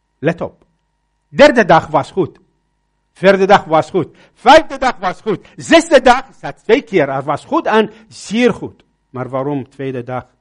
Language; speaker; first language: Dutch; non-native, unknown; Arabic